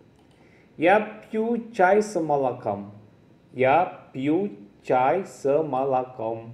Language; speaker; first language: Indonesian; non-native, local second language; Javanese